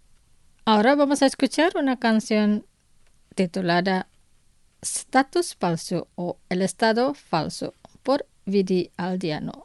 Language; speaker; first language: Spanish; non-native, fluent; Indonesian